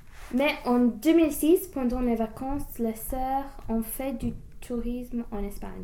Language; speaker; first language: French; non-native, learner; English